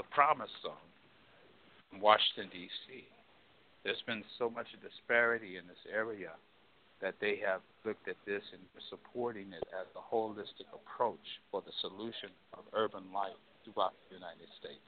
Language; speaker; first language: English; native; English